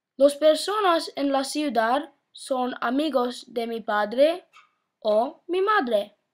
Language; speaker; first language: Spanish; non-native, learner; English